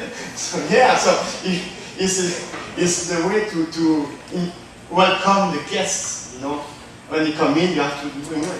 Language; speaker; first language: English; non-native, fluent; French